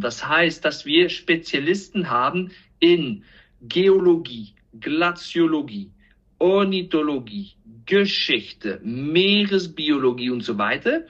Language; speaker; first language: German; non-native, fluent; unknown